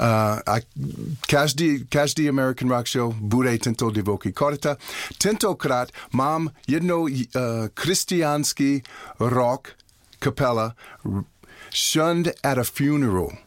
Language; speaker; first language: Czech; non-native, learner; English